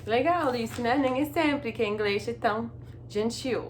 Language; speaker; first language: Portuguese; non-native, fluent; English